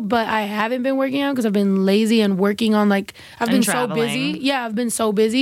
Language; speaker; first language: English; early bilingual, other home language; Spanish